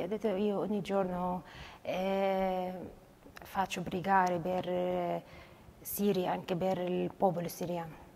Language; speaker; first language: Italian; non-native, learner; Arabic